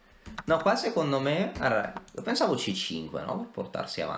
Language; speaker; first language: Italian; native; Italian